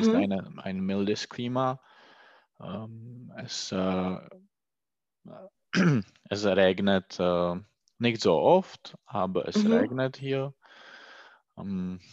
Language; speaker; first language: German; non-native, learner; Czech